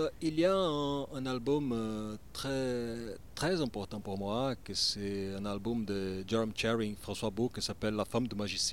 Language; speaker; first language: French; non-native, learner; Portuguese